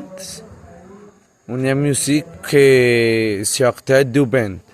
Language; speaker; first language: French; non-native, learner; Spanish